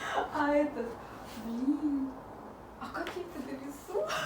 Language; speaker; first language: Russian; native; Russian